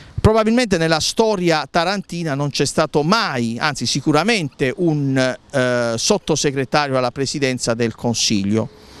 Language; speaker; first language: Italian; native; Italian